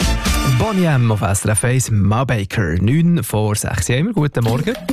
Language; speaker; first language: German; native; German